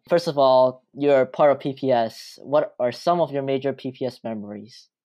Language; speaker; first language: English; early bilingual, other home language; Cantonese